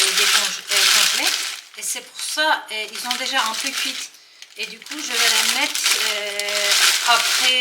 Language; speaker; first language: French; non-native, learner; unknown